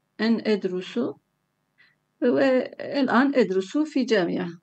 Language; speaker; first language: Arabic; non-native, learner; Turkish